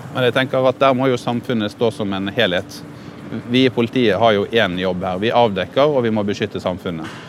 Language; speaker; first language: Norwegian; native; Norwegian